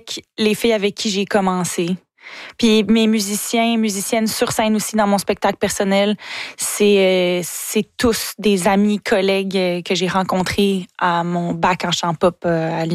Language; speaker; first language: French; native; French